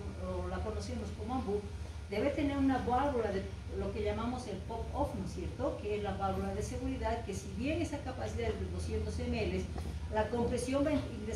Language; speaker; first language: Spanish; native; Spanish